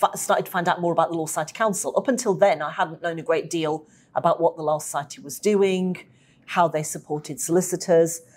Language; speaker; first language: English; native; English